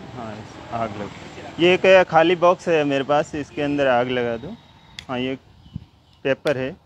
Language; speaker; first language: Hindi; native; Hindi